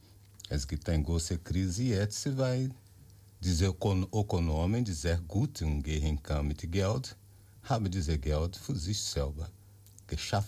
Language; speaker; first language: German; non-native, learner; Portuguese